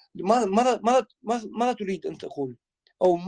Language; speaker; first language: Arabic; non-native, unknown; Albanian